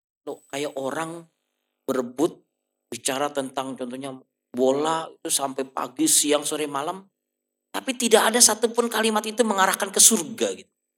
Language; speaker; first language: Indonesian; non-native, fluent; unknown